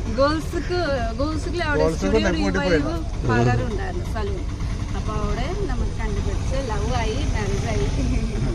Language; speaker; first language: Malayalam; non-native, learner; Nepali